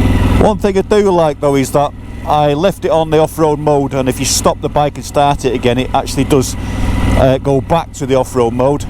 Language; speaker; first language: English; native; English